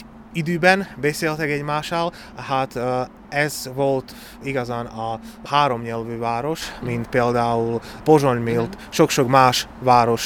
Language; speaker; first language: Hungarian; non-native, learner; Slovak